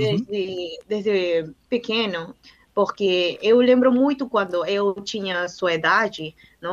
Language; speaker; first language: Portuguese; non-native, learner; Spanish